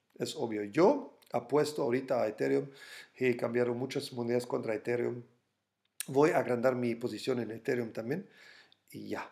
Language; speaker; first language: Spanish; non-native, fluent; German